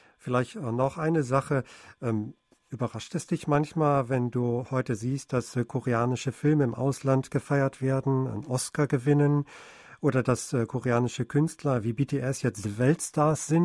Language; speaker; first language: German; native; German